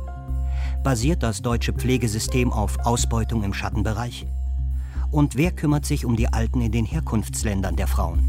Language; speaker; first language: German; native; German